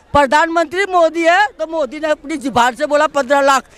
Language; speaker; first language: Hindi; non-native, local second language; Gujarati